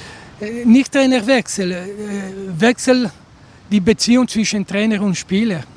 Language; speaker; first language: German; non-native, local second language; Italian